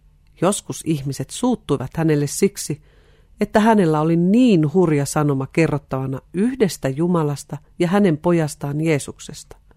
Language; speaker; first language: Finnish; native; Finnish